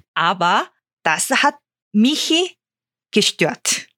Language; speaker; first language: German; non-native, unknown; Korean